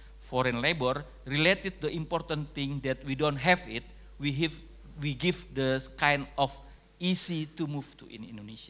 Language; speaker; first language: English; non-native, local second language; Indonesian